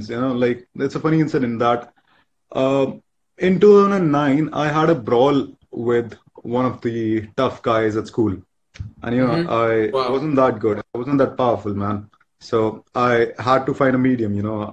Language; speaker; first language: English; non-native, local second language; Hindi